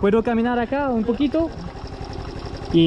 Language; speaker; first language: Spanish; non-native, learner; French